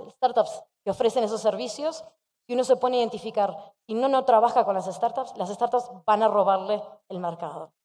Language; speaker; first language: Spanish; native; Spanish